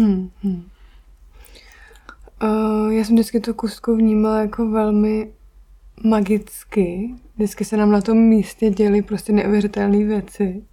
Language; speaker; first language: Czech; native; Czech